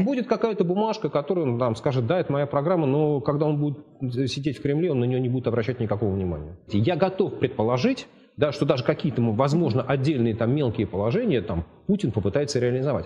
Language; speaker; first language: Russian; native; Russian